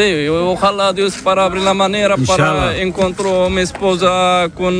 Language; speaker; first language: Spanish; non-native, learner; Arabic